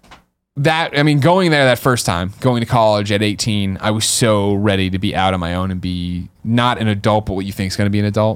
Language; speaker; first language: English; native; English